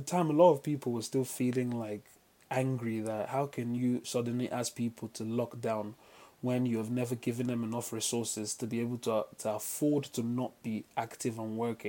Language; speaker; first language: English; non-native, local second language; Yoruba